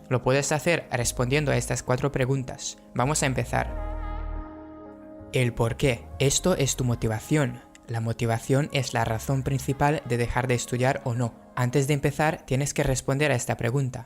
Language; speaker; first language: Spanish; non-native, fluent; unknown